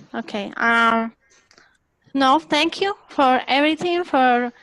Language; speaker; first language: English; non-native, fluent; Spanish